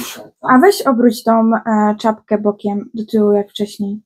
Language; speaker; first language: Polish; native; Polish